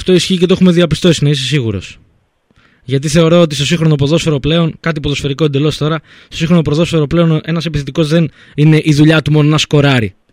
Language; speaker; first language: Greek; native; Greek